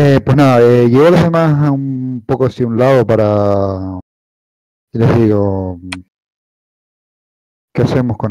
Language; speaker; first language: Spanish; native; Spanish